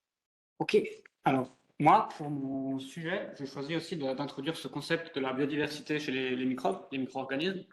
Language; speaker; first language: French; native; French